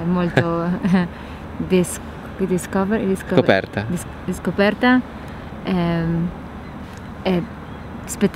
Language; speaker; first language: Italian; non-native, learner; Russian